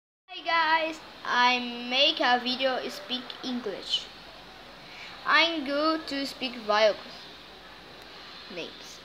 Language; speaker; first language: English; non-native, learner; Portuguese